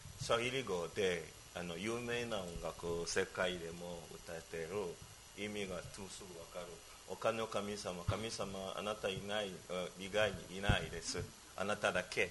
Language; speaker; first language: Japanese; non-native, learner; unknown